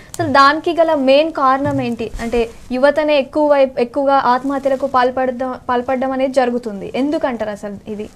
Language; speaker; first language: Telugu; native; Telugu